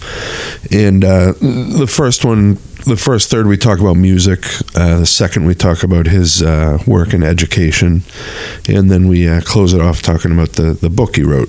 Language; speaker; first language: English; native; English